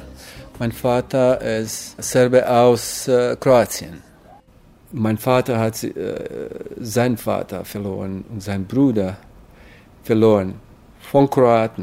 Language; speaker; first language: German; non-native, learner; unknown